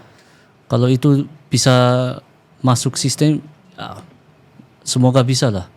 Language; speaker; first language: Indonesian; early bilingual, heritage; Dutch